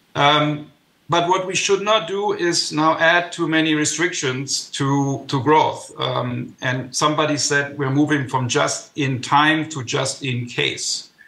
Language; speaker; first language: English; non-native, fluent; German